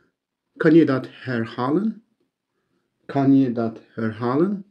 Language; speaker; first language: Dutch; non-native, learner; Turkish